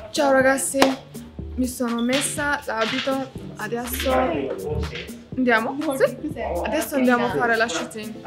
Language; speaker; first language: Italian; non-native, learner; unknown